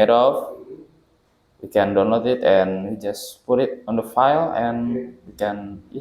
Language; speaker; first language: English; non-native, learner; Indonesian